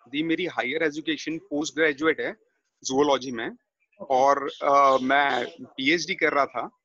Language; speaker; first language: Hindi; native; Hindi